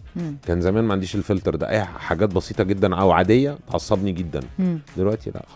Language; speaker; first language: Arabic; native; Arabic